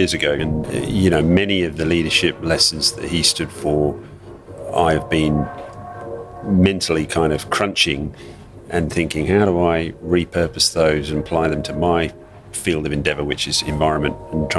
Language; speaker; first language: English; native; English